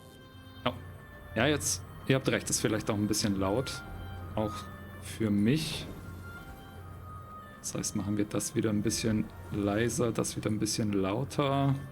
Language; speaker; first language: German; native; German